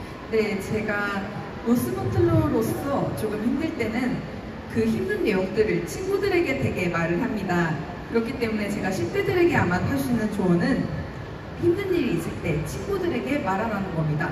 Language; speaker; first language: Korean; native; Korean